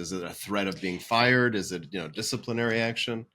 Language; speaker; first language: English; native; English